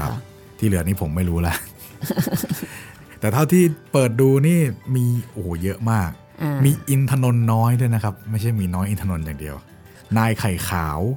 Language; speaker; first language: Thai; native; Thai